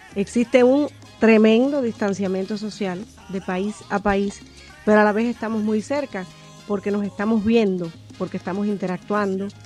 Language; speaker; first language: Spanish; native; Spanish